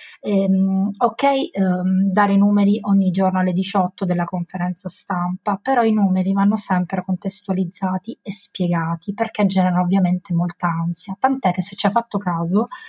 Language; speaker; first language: Italian; native; Italian